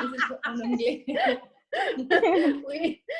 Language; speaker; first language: French; non-native, learner; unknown